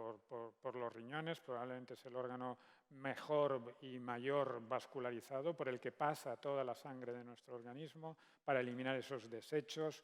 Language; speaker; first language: Spanish; native; Spanish